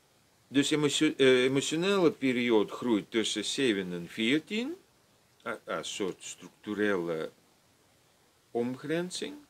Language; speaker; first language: Dutch; non-native, fluent; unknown